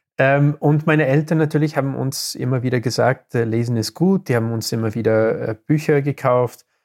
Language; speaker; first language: German; non-native, fluent; English